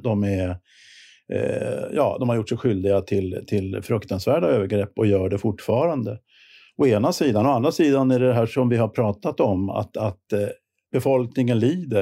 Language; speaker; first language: Swedish; native; Swedish